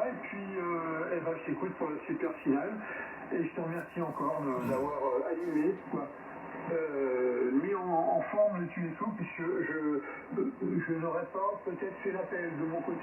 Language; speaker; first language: French; native; French